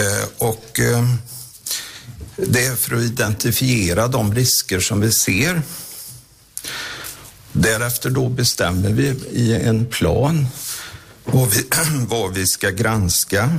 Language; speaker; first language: Swedish; native; Swedish